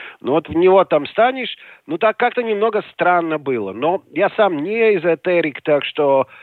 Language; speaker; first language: Russian; non-native, local second language; Latvian